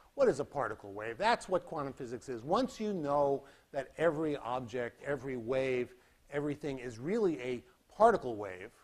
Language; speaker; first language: English; native; English